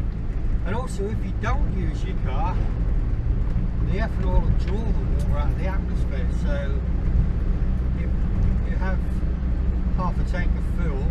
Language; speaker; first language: English; native; English